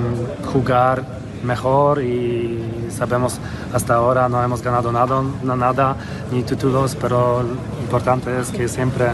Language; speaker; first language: Spanish; non-native, fluent; Polish